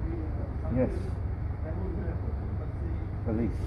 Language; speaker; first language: English; native; English